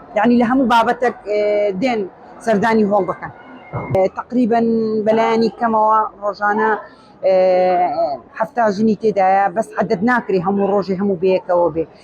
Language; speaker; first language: Central Kurdish; native; Central Kurdish